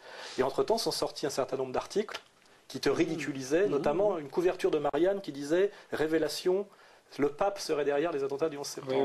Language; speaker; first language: French; native; French